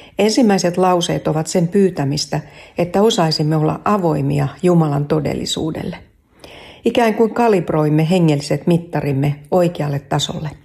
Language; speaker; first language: Finnish; native; Finnish